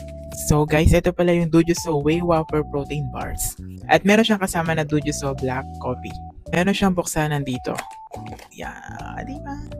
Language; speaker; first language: Filipino; native; Filipino